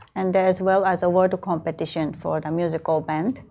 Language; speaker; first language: English; non-native, fluent; Japanese